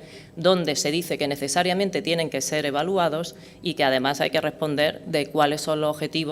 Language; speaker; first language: Spanish; native; Spanish